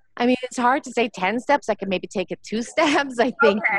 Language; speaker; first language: English; native; English